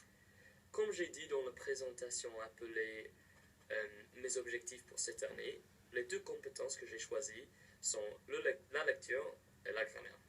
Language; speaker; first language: French; non-native, fluent; English